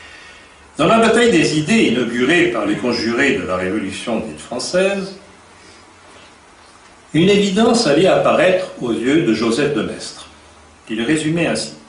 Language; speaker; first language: French; native; French